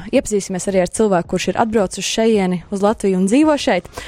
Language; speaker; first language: Latvian; native; Latvian